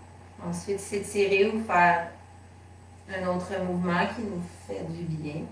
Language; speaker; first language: French; native; French